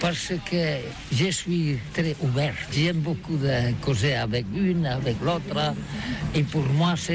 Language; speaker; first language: French; non-native, learner; Catalan